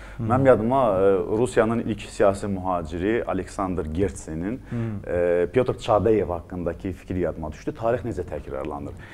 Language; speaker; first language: Azerbaijani; native; Azerbaijani